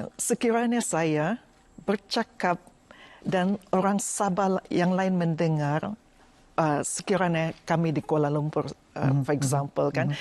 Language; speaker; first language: Malay; non-native, local second language; Central Dusun